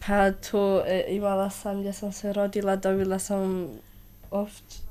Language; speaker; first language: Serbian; early bilingual, heritage; Serbian